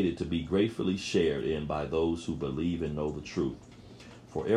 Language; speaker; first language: English; native; English